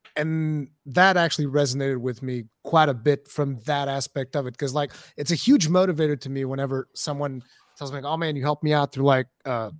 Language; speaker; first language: English; non-native, fluent; Portuguese